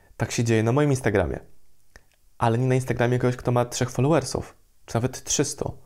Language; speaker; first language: Polish; native; Polish